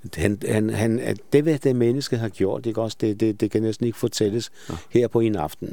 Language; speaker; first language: Danish; non-native, fluent; Polish